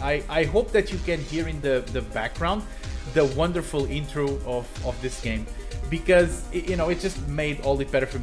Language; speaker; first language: English; non-native, fluent; Portuguese